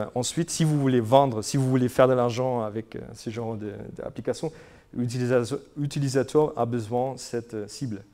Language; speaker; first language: French; non-native, fluent; German